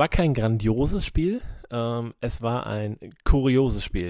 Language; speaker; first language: German; native; German